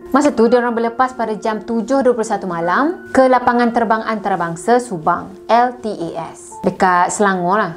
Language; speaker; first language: Malay; native; Malay